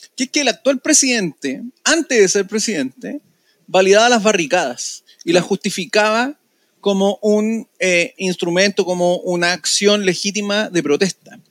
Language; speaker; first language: Spanish; native; Spanish